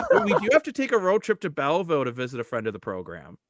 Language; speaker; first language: English; native; English